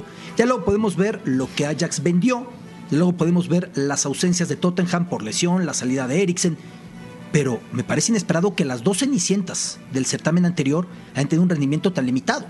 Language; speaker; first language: Spanish; native; Spanish